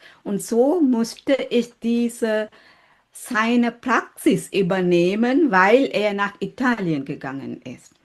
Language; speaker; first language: German; non-native, fluent; Sinhala